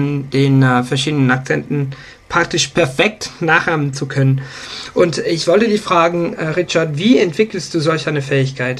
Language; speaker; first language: German; non-native, fluent; Italian